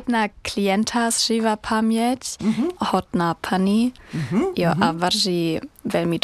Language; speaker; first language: Czech; non-native, learner; German